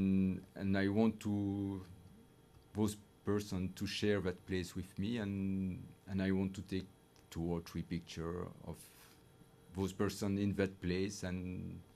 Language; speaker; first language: English; non-native, fluent; French